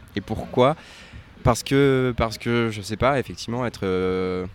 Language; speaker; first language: French; native; French